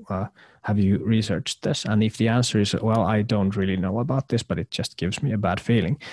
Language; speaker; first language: English; non-native, fluent; Finnish